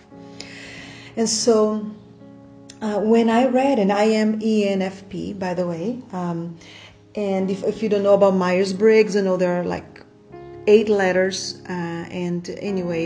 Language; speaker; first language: English; non-native, fluent; Portuguese